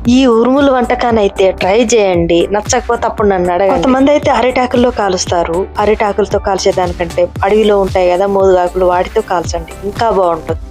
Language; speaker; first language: Telugu; non-native, local second language; Koya